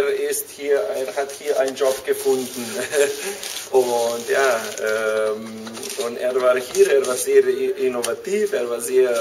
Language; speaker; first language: German; non-native, fluent; Slovenian